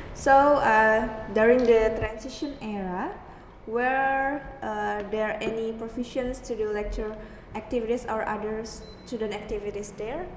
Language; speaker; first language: English; non-native, learner; Indonesian